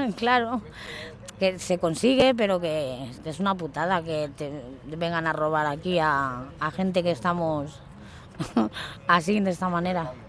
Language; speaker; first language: Spanish; native; Spanish